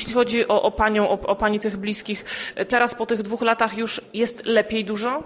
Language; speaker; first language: Polish; native; Polish